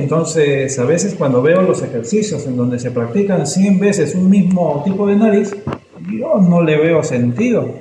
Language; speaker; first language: Spanish; native; Spanish